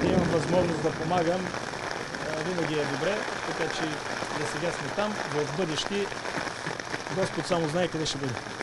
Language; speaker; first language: Bulgarian; native; Bulgarian